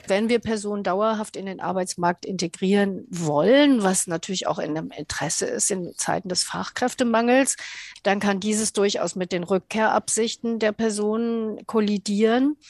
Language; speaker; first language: German; native; German